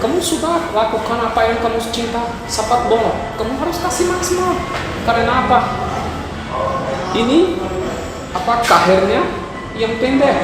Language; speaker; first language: Indonesian; non-native, fluent; Portuguese